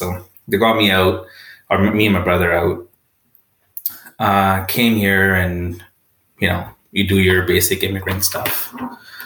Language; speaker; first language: English; non-native, local second language; Punjabi